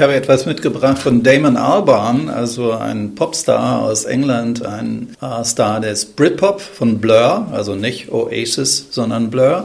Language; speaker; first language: German; native; German